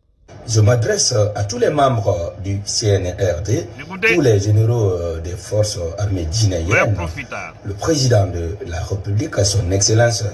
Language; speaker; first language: French; non-native, local second language; Mandingo